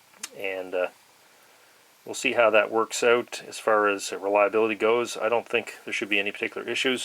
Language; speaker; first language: English; native; English